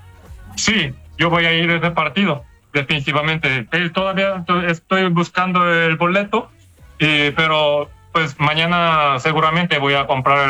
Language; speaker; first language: Spanish; non-native, fluent; Korean